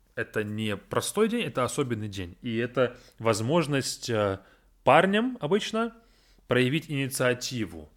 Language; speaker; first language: Russian; native; Russian